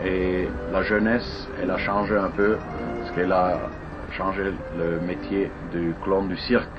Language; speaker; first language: French; non-native, fluent; German